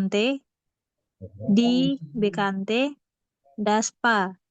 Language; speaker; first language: German; non-native, learner; Indonesian